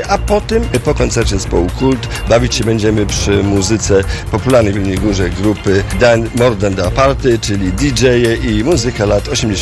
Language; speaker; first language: Polish; native; Polish